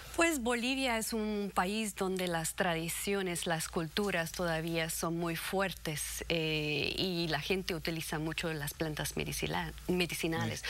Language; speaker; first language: Spanish; non-native, fluent; Dutch